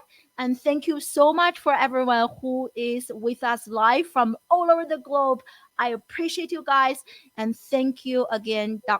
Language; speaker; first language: English; non-native, fluent; Chinese